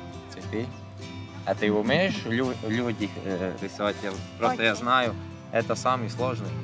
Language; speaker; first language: Russian; non-native, learner; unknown